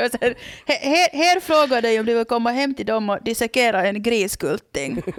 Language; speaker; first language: Swedish; native; Swedish